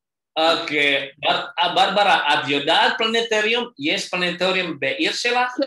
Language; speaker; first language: Hebrew; non-native, fluent; Indonesian